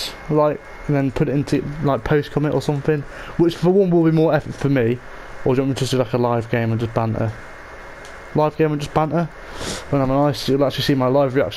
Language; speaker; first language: English; native; English